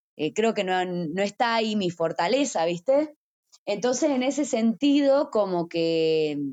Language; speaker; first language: Spanish; native; Spanish